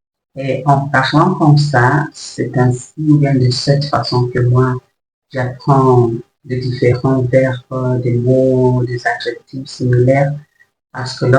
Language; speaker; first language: French; non-native, learner; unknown